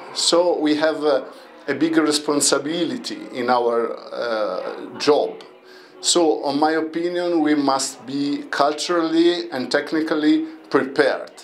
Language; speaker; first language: English; non-native, learner; Italian